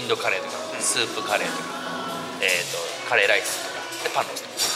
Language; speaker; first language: Japanese; native; Japanese